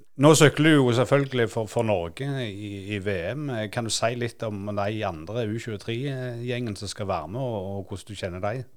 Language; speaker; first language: Norwegian; native; Norwegian